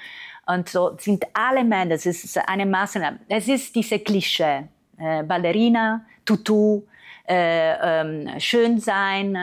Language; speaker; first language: German; non-native, fluent; Italian